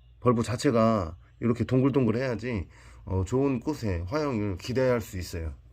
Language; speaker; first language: Korean; native; Korean